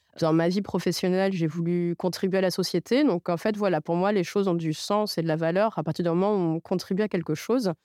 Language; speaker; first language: French; non-native, local second language; Arabic